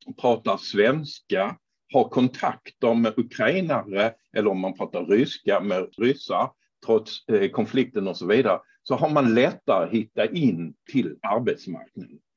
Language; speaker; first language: Swedish; non-native, fluent; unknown